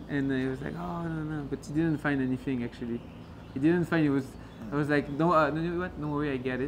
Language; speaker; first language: English; non-native, fluent; French